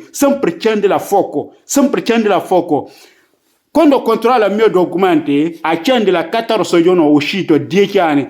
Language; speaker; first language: Italian; non-native, learner; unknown